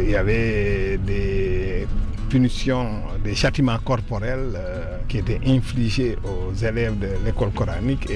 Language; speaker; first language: French; native; French